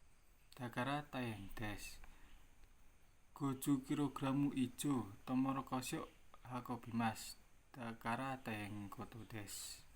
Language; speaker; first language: Japanese; non-native, learner; Indonesian